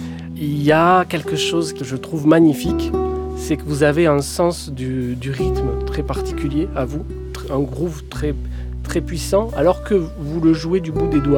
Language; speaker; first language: French; native; French